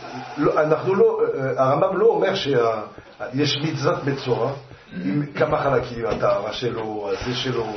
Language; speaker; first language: Hebrew; non-native, fluent; French